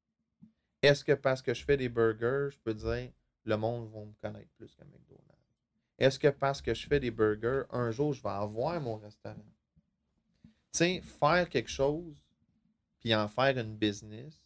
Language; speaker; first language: French; native; French